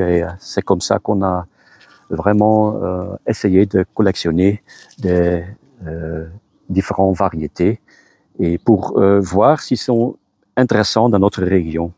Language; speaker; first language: French; non-native, local second language; Dutch